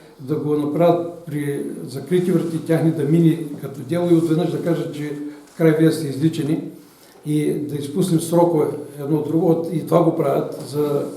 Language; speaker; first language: Bulgarian; native; Bulgarian